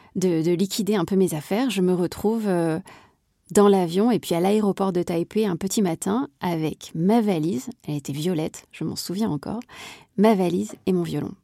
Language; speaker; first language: French; native; French